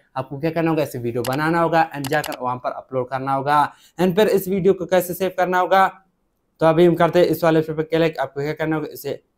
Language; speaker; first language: Hindi; native; Hindi